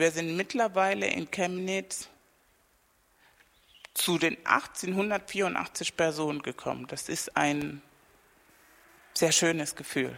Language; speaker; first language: German; non-native, fluent; Spanish